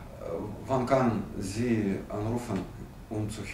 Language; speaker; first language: German; non-native, learner; Russian